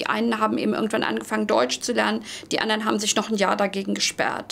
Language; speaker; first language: German; native; German